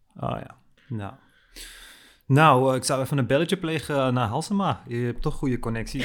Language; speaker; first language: Dutch; early bilingual, other home language; Turkish